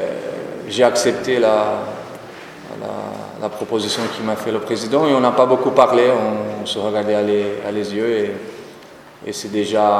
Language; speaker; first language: French; non-native, fluent; Portuguese